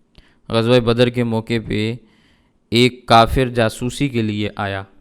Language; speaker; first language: Urdu; native; Urdu